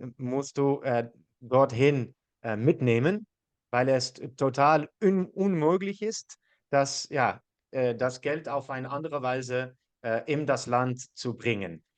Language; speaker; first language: German; non-native, learner; Dutch